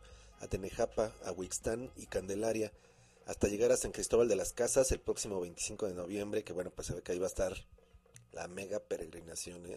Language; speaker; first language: Spanish; native; Spanish